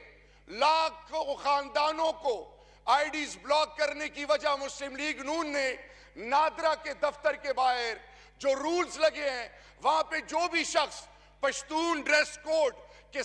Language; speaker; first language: Urdu; non-native, local second language; Pashto